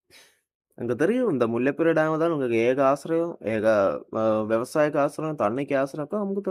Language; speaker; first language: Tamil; non-native, learner; Malayalam